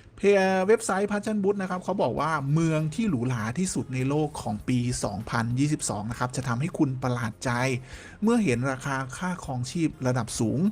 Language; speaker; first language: Thai; native; Thai